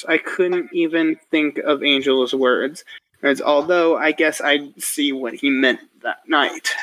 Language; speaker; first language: English; native; English